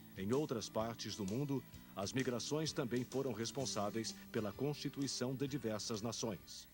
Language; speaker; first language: Portuguese; native; Portuguese